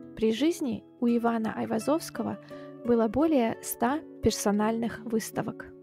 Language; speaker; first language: Russian; native; Russian